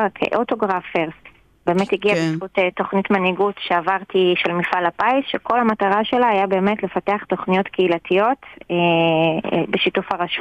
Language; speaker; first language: Hebrew; native; Hebrew